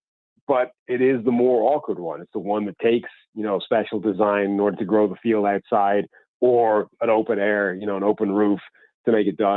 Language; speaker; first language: English; native; English